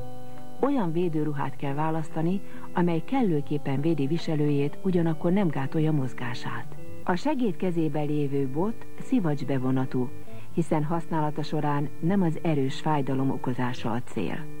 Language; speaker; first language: Hungarian; native; Hungarian